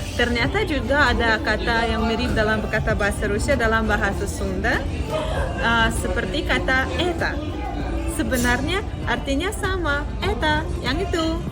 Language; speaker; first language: Indonesian; non-native, fluent; Russian